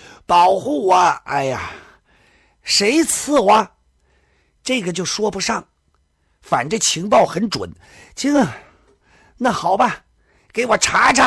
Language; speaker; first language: Chinese; native; Chinese